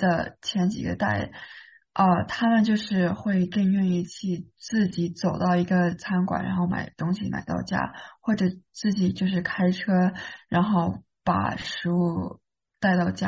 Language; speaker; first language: Chinese; early bilingual, heritage; Chinese